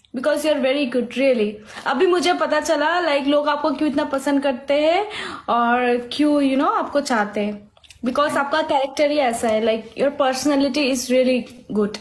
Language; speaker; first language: Hindi; non-native, local second language; Bangla